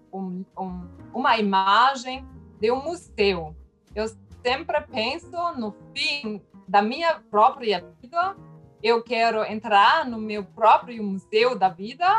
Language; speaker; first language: Portuguese; non-native, fluent; German